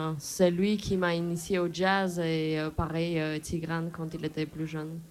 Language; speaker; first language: French; non-native, fluent; Armenian